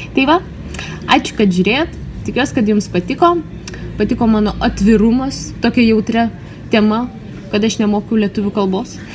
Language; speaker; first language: Lithuanian; non-native, local second language; Russian